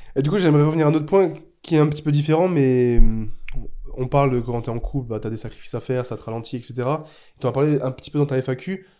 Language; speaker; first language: French; native; French